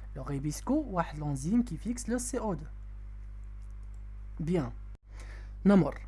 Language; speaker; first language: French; non-native, local second language; Arabic